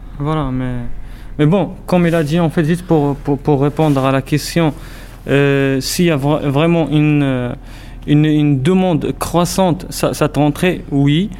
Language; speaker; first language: French; non-native, local second language; Arabic